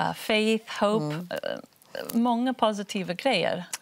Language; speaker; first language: Swedish; non-native, fluent; Spanish